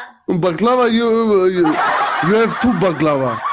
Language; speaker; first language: English; non-native, learner; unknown